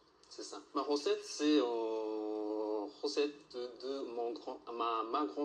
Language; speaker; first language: French; non-native, learner; Japanese